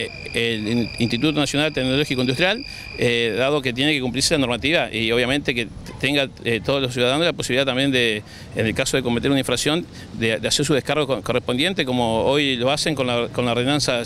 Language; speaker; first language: Spanish; native; Spanish